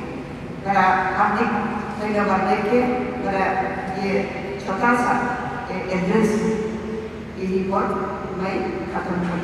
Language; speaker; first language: Hindi; non-native, local second language; Assamese